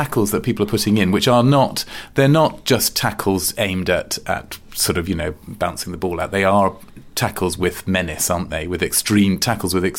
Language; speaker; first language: English; native; English